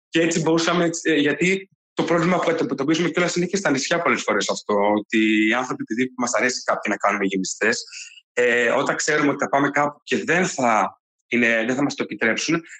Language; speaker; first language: Greek; native; Greek